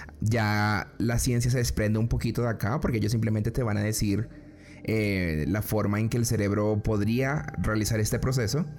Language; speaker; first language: Spanish; native; Spanish